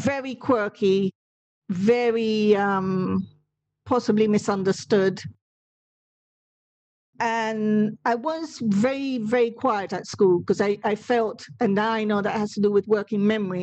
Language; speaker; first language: English; non-native, fluent; Spanish